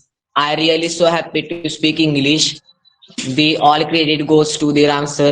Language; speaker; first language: English; non-native, learner; Marathi